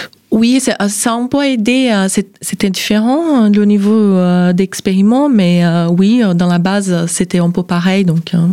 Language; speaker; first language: French; non-native, fluent; Portuguese